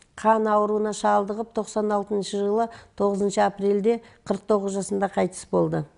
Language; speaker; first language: Kazakh; native; Kazakh